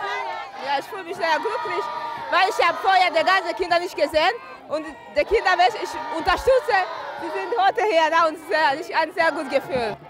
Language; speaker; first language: German; non-native, learner; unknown